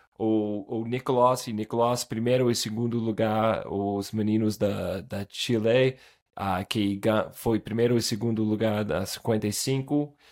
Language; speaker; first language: Portuguese; non-native, fluent; English